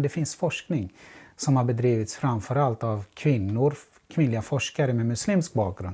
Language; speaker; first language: Swedish; non-native, fluent; Central Kurdish